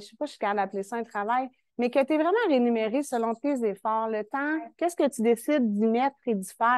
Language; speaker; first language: French; native; French